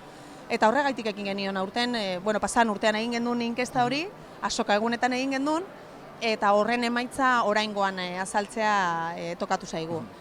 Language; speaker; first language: Basque; native; Basque